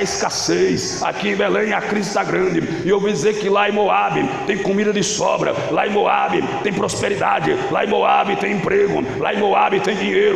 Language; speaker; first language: Portuguese; native; Portuguese